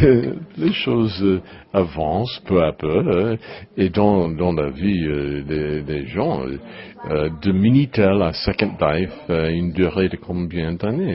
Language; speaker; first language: French; non-native, learner; English